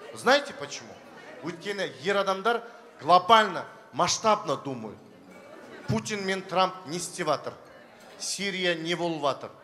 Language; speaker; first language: Russian; non-native, local second language; Kazakh